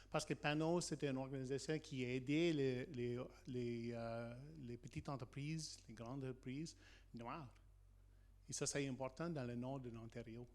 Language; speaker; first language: French; non-native, learner; English